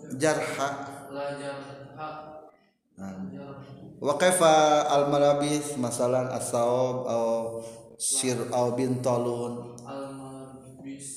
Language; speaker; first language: Arabic; non-native, fluent; Indonesian